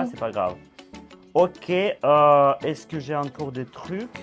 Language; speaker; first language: French; non-native, fluent; Russian